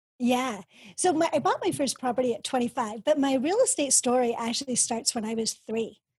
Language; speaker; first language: English; early bilingual, other home language; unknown